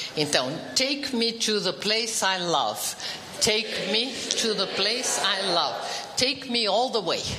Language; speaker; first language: English; non-native, fluent; Portuguese